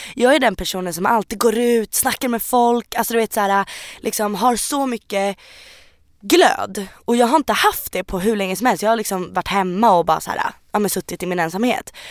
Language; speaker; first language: Swedish; native; Swedish